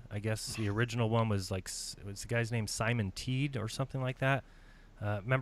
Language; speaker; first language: English; native; English